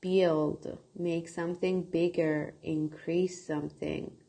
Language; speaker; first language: English; non-native, fluent; Persian